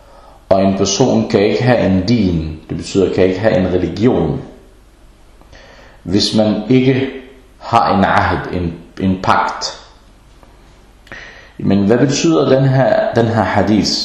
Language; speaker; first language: Danish; early bilingual, other home language; Arabic